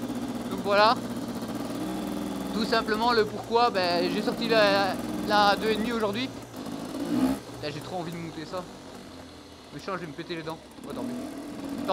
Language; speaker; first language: French; native; French